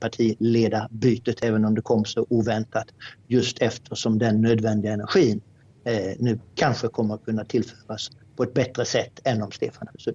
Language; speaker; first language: Swedish; native; Swedish